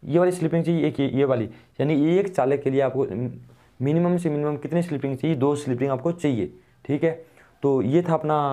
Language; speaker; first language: Hindi; native; Hindi